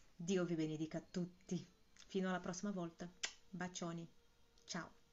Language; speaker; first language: Italian; non-native, fluent; Portuguese